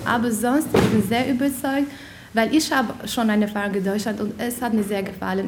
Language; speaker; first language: German; non-native, fluent; Albanian